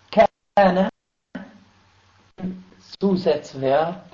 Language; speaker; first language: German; non-native, fluent; Arabic